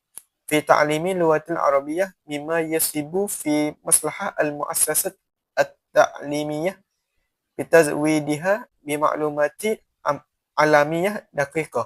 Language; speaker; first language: Arabic; non-native, learner; Malay